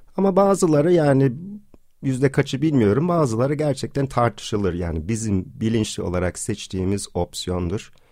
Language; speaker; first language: Turkish; non-native, fluent; English